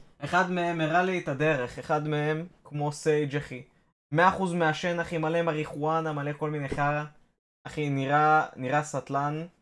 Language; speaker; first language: Hebrew; native; Hebrew